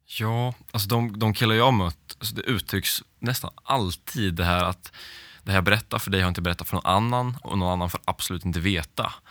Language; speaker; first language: Swedish; native; Swedish